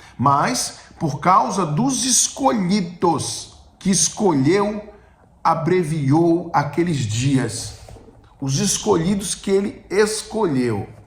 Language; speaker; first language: Portuguese; native; Portuguese